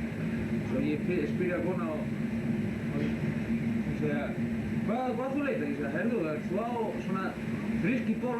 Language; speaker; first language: Icelandic; non-native, learner; Spanish